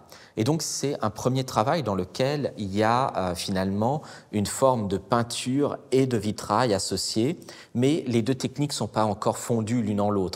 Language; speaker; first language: French; native; French